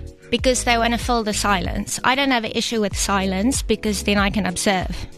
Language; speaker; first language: English; non-native, local second language; Afrikaans